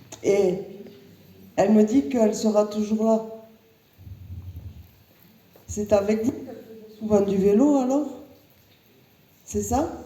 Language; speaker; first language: French; native; French